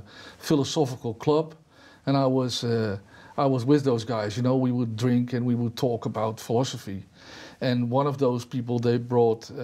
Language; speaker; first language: English; non-native, fluent; Dutch